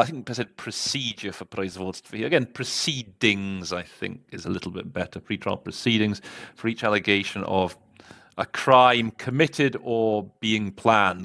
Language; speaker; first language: English; native; English